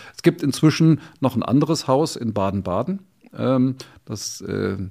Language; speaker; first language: German; native; German